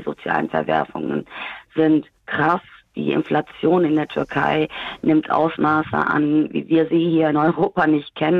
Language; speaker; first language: German; early bilingual, other home language; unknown